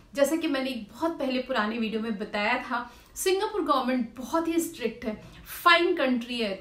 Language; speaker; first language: Hindi; native; Hindi